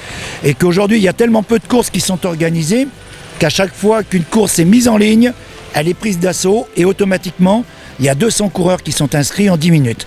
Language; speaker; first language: French; native; French